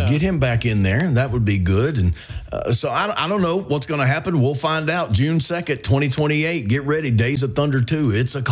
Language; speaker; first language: English; native; English